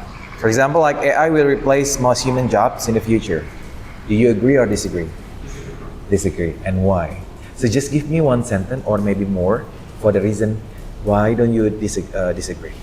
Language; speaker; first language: English; non-native, fluent; Indonesian